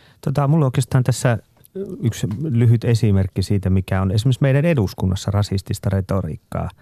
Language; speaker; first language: Finnish; native; Finnish